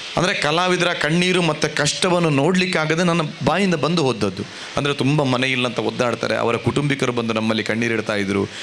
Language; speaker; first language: Kannada; non-native, local second language; Tulu